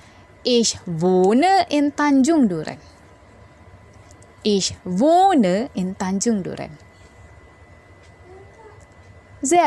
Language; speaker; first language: German; non-native, learner; Indonesian